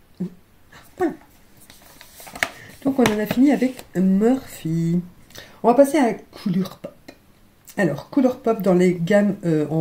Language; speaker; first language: French; native; French